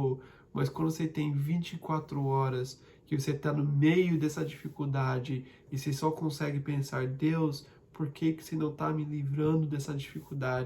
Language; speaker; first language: Portuguese; non-native, fluent; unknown